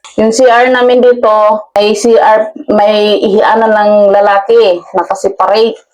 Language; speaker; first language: Filipino; non-native, local second language; Cebuano